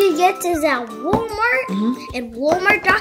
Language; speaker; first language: English; native; English